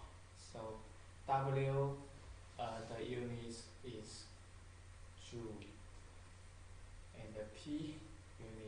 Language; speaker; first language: English; non-native, learner; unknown